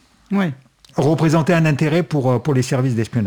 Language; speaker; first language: French; non-native, fluent; Russian